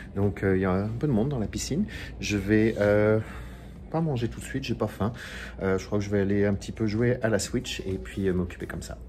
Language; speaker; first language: French; native; French